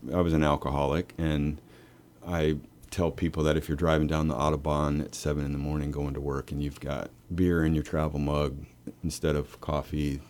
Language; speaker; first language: English; native; English